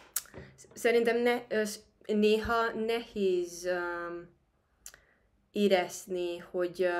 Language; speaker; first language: Hungarian; non-native, fluent; Spanish